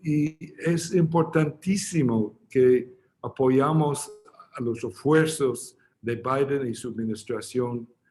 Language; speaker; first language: Spanish; non-native, fluent; English